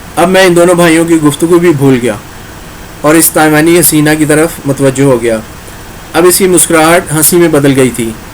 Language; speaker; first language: Urdu; non-native, local second language; Punjabi